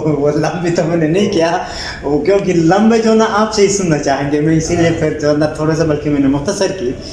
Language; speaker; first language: Urdu; non-native, local second language; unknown